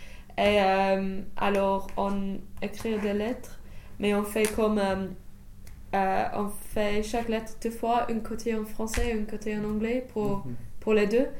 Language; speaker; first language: French; non-native, fluent; English